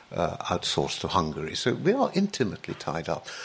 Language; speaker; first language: English; native; English